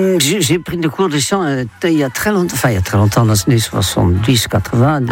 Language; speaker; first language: French; non-native, fluent; Dutch